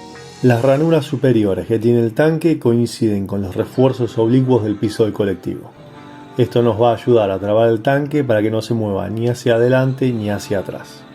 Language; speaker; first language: Spanish; native; Spanish